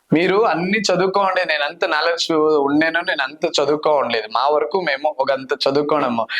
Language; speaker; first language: Telugu; non-native, local second language; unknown